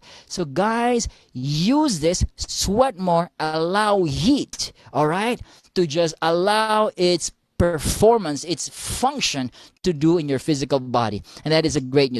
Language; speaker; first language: English; non-native, local second language; Filipino